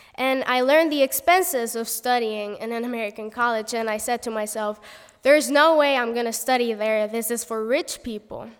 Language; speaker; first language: English; non-native, fluent; Spanish